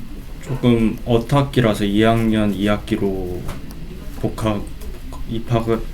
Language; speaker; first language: Korean; native; Korean